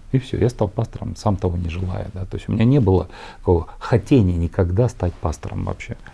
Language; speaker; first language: Russian; native; Russian